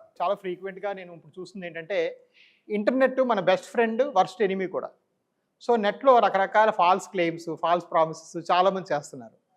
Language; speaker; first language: Telugu; native; Telugu